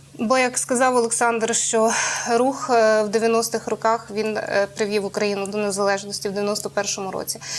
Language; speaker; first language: Ukrainian; native; Ukrainian